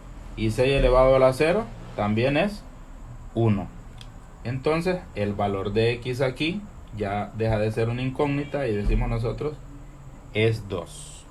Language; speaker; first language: Spanish; native; Spanish